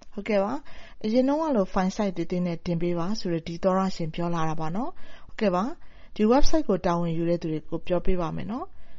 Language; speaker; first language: Burmese; native; Burmese